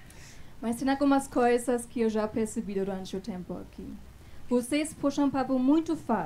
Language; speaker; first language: Portuguese; non-native, fluent; German